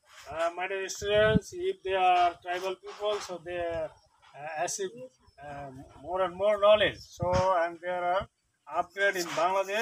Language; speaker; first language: English; non-native, learner; Bangla